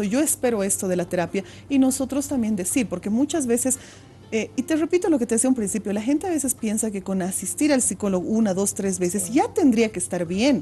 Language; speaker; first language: Spanish; native; Spanish